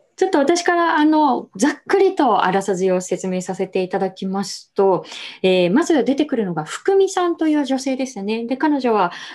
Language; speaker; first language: Japanese; native; Japanese